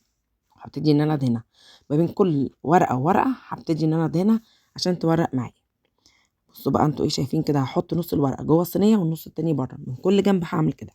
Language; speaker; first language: Arabic; native; Arabic